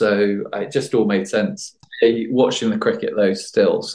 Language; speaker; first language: English; native; English